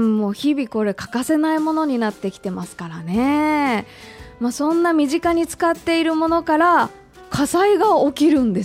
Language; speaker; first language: Japanese; native; Japanese